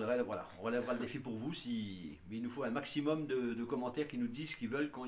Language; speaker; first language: French; native; French